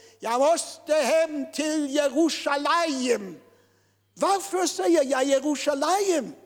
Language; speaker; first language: Swedish; non-native, fluent; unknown